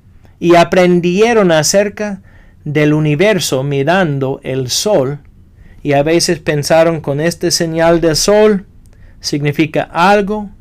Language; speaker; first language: Spanish; non-native, fluent; English